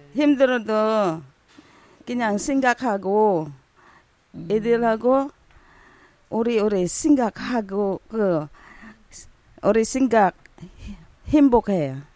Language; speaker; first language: Korean; non-native, learner; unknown